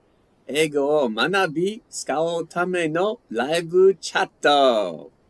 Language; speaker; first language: Japanese; non-native, learner; English